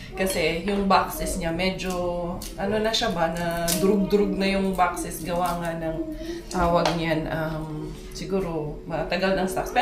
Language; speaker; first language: Filipino; non-native, local second language; Cebuano